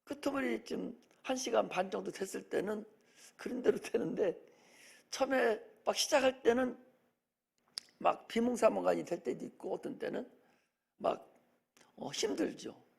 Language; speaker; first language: Korean; native; Korean